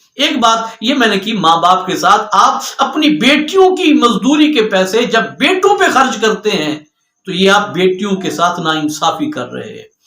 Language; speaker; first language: Urdu; non-native, local second language; Punjabi